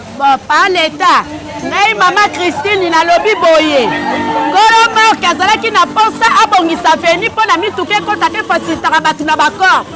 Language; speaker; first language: Lingala; native; Lingala